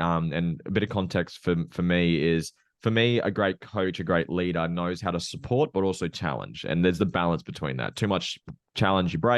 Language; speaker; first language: English; native; English